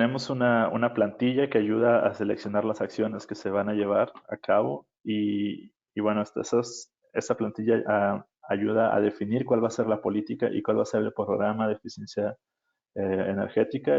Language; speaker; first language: Spanish; native; Spanish